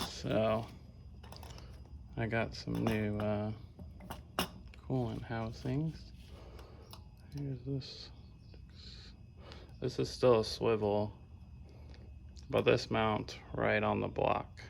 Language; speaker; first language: English; native; English